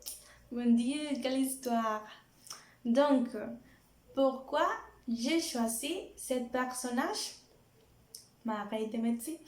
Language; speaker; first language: French; non-native, learner; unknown